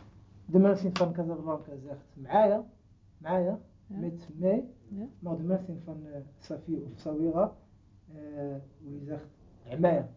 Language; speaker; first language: Dutch; non-native, learner; Arabic